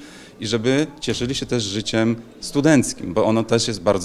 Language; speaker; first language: Polish; native; Polish